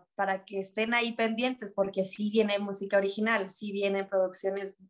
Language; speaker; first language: Spanish; native; Spanish